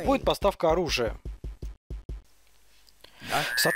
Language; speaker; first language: Russian; native; Russian